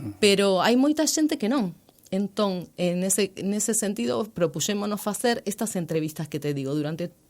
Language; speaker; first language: Galician; early bilingual, heritage; Galician